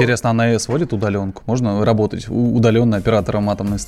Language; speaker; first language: Russian; native; Russian